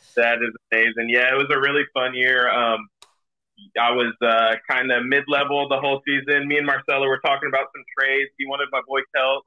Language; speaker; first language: English; native; English